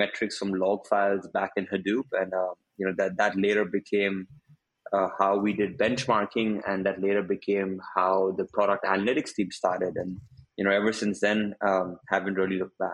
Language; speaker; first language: English; non-native, local second language; Hindi